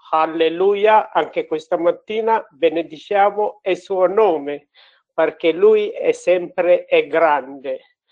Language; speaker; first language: Italian; non-native, learner; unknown